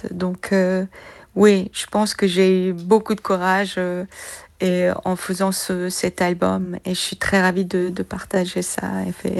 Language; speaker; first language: French; non-native, fluent; Korean